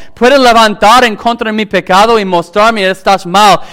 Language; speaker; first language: Spanish; non-native, fluent; English